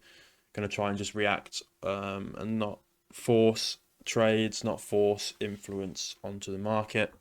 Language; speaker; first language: English; native; English